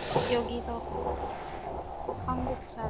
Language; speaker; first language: Korean; non-native, learner; Indonesian